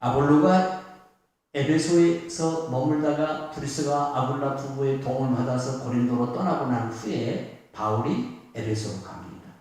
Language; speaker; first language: Korean; native; Korean